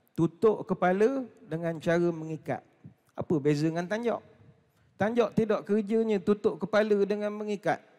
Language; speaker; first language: Malay; native; Malay